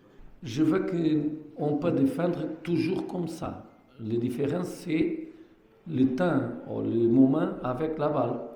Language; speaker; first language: French; non-native, fluent; Portuguese